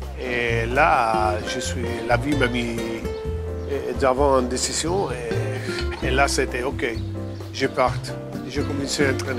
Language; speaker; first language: French; non-native, fluent; Italian